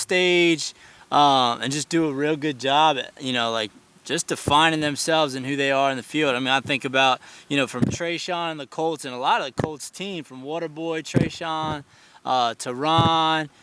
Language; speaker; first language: English; native; English